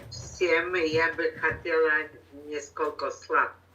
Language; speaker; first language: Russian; non-native, learner; Polish